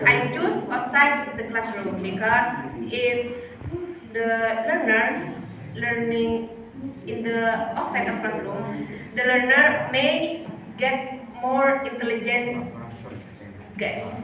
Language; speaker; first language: English; non-native, learner; Indonesian